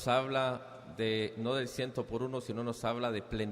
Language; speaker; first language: Spanish; native; Spanish